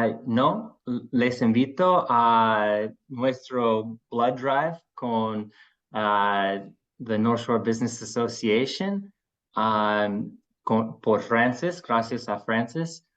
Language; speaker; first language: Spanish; non-native, fluent; English